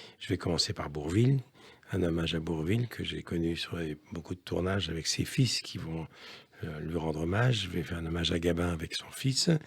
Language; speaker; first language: French; native; French